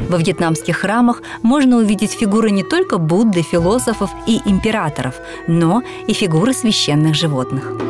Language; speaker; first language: Russian; native; Russian